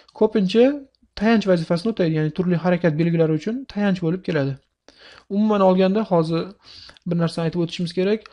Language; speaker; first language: Uzbek; native; Uzbek